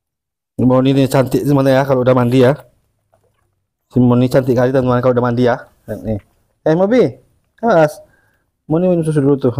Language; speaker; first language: Indonesian; native; Indonesian